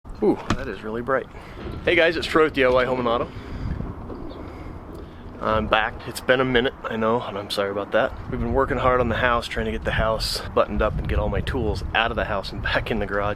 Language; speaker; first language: English; native; English